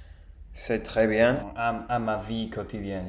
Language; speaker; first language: French; non-native, learner; English